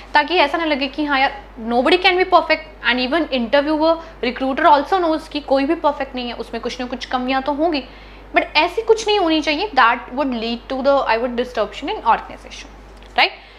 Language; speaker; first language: Hindi; native; Hindi